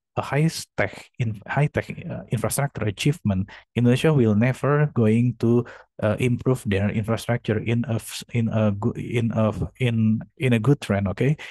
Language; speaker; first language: English; non-native, fluent; Indonesian